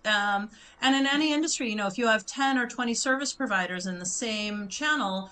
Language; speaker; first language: English; native; English